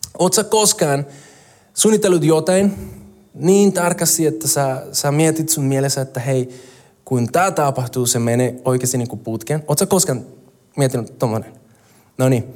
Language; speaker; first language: Finnish; non-native, fluent; Spanish